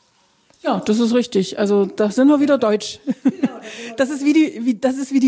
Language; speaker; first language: German; native; German